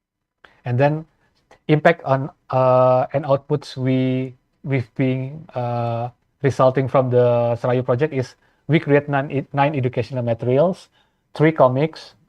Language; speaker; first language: English; non-native, fluent; Indonesian